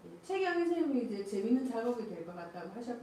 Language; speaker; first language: Korean; native; Korean